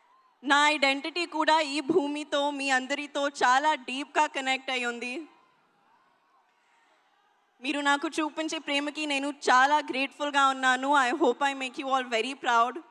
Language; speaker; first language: Telugu; non-native, learner; Hindi